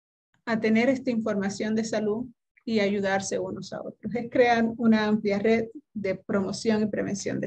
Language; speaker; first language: Spanish; native; Spanish